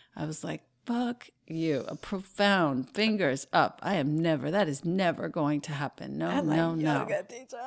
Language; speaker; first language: English; native; English